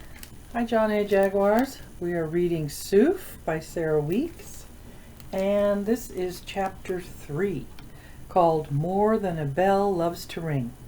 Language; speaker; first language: English; native; English